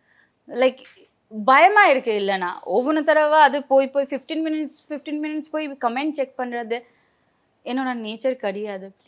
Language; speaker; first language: Tamil; non-native, local second language; Bangla